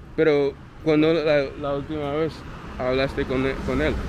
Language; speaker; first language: Spanish; non-native, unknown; English